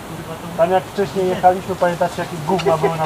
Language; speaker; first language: Polish; native; Polish